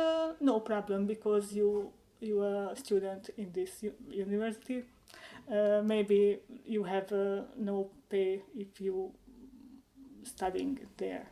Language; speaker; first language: English; non-native, learner; Hungarian